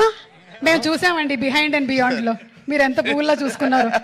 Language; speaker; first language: Telugu; native; Telugu